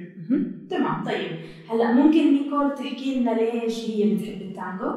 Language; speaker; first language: Arabic; native; Arabic